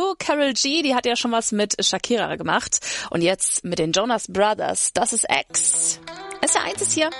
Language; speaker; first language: German; native; German